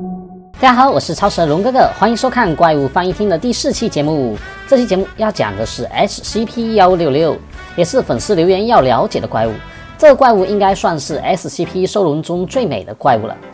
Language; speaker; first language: Chinese; native; Chinese